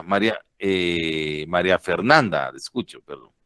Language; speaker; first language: Spanish; native; Spanish